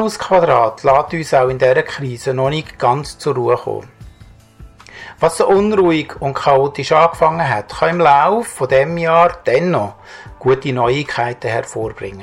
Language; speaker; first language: German; native; German